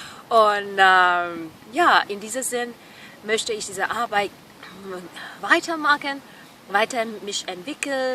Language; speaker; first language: German; non-native, fluent; Burmese